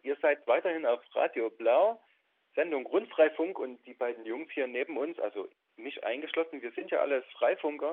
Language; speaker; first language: German; native; German